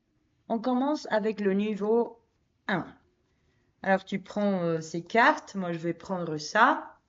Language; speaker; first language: French; non-native, fluent; Spanish